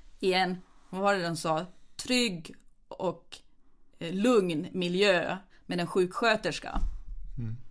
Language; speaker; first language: Swedish; native; Swedish